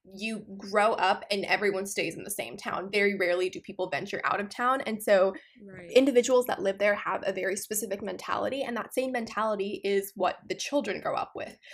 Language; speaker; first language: English; non-native, local second language; Punjabi